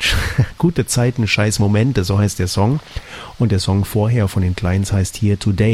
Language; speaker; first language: German; native; German